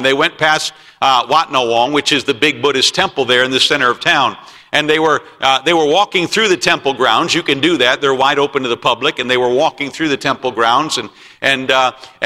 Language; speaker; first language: English; native; English